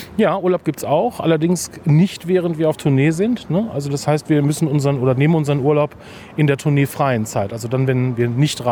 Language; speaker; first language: German; native; German